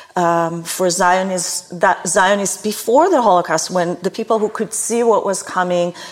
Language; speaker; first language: English; non-native, fluent; Hebrew